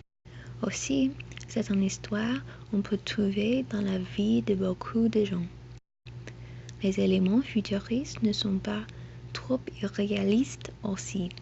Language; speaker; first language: French; non-native, learner; English